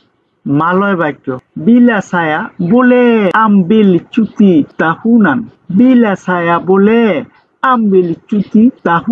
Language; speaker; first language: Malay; non-native, fluent; Bangla